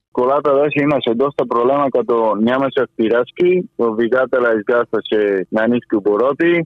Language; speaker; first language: Bulgarian; non-native, fluent; Spanish